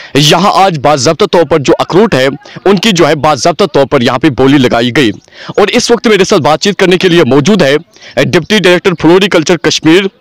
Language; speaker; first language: Hindi; non-native, local second language; Kashmiri